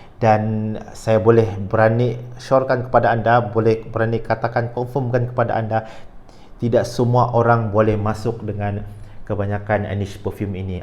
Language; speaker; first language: Malay; native; Malay